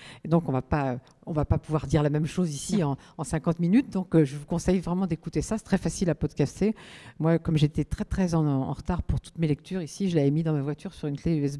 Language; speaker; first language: French; native; French